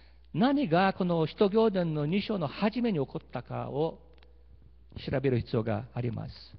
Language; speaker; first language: Japanese; early bilingual, heritage; Portuguese